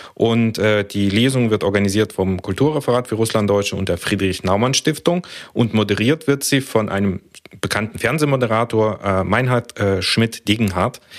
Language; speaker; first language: German; early bilingual, other home language; Russian